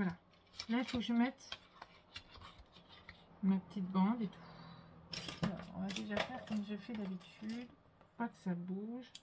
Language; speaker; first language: French; native; French